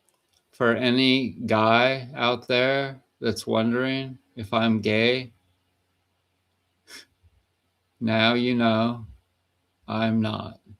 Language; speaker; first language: English; native; English